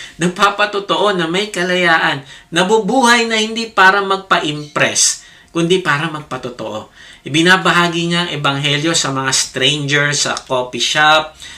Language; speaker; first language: Filipino; native; Filipino